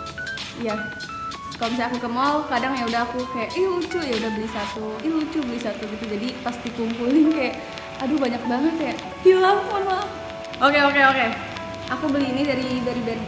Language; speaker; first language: Indonesian; native; Indonesian